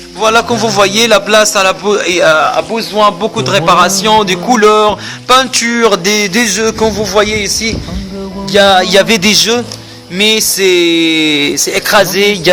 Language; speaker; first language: French; non-native, fluent; Arabic